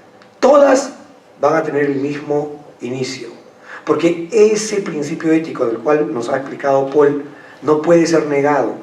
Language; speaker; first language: Spanish; native; Spanish